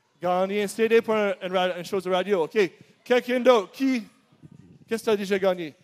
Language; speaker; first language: French; non-native, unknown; English